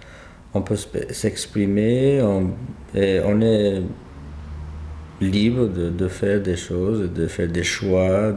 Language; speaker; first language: French; non-native, fluent; Albanian